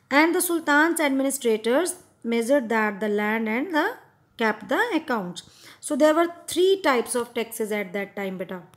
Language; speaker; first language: English; non-native, local second language; Hindi